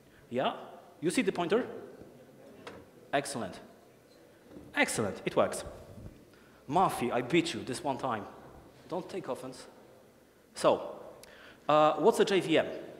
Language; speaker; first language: English; non-native, fluent; Polish